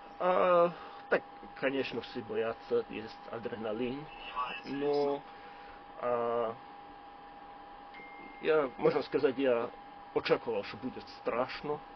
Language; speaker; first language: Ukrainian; non-native, learner; Slovak